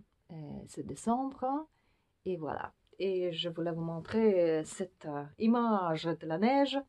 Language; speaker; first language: French; non-native, fluent; Polish